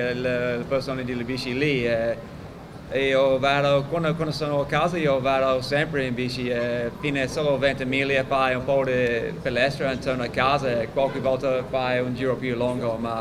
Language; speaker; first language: Italian; non-native, learner; English